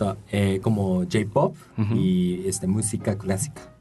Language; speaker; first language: Spanish; non-native, fluent; Japanese